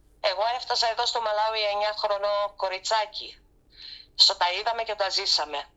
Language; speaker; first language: Greek; early bilingual, heritage; Greek